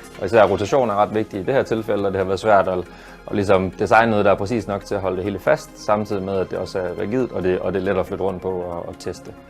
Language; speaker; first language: Danish; native; Danish